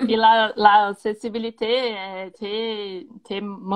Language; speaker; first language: French; non-native, learner; Portuguese